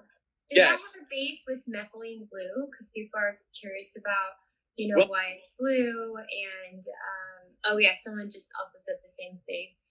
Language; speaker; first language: English; native; English